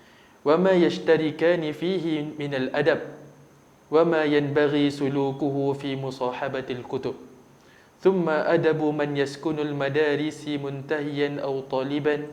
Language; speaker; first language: Arabic; non-native, fluent; Malay